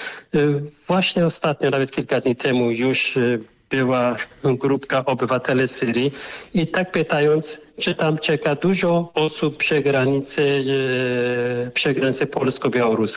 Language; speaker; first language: Polish; non-native, fluent; Arabic